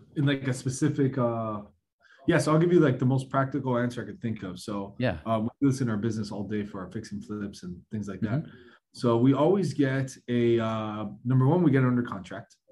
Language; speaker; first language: English; native; English